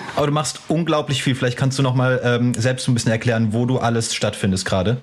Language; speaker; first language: German; native; German